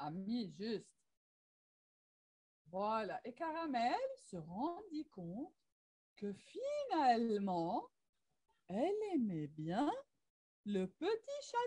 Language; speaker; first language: French; non-native, local second language; Arabic